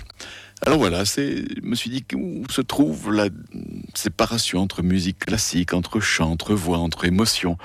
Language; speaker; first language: French; native; French